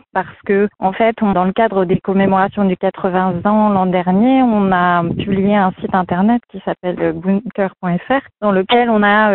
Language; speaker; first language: French; native; French